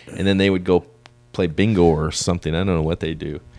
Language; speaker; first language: English; native; English